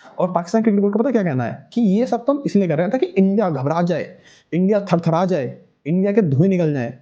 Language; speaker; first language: Hindi; native; Hindi